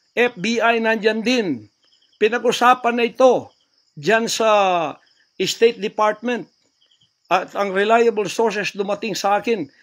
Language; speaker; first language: Filipino; non-native, local second language; Cebuano